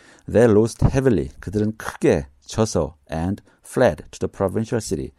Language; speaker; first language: English; non-native, fluent; Korean